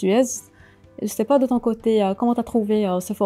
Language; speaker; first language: French; non-native, local second language; Arabic